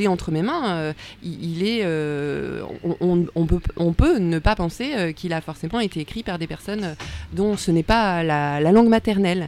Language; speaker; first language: French; native; French